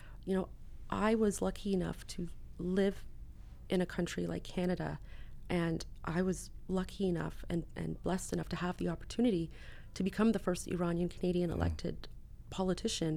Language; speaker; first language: English; native; English